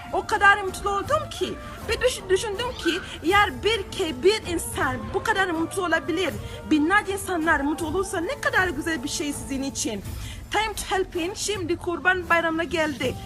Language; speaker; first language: Turkish; non-native, learner; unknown